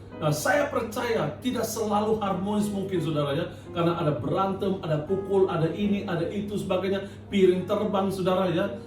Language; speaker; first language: Indonesian; non-native, fluent; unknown